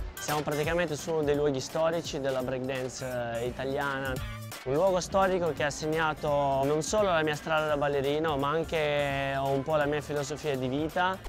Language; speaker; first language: Italian; early bilingual, other home language; Russian